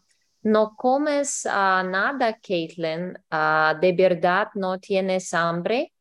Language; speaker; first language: Spanish; non-native, learner; English